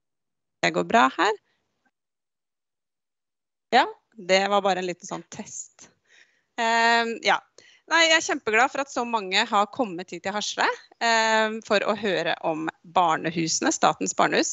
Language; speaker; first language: Norwegian; native; Norwegian